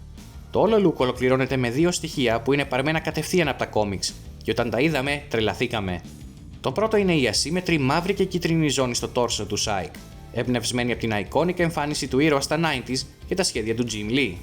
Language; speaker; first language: Greek; native; Greek